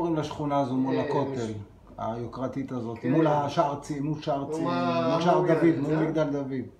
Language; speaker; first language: Hebrew; native; Hebrew